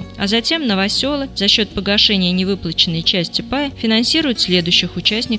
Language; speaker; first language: Russian; native; Russian